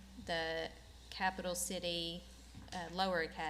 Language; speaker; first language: English; native; English